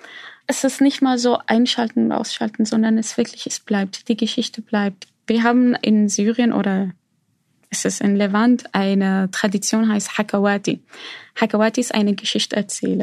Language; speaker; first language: German; non-native, fluent; Arabic